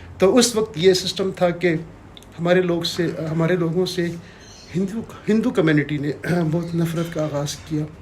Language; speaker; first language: Urdu; non-native, local second language; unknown